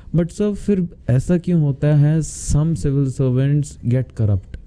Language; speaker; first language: Hindi; native; Hindi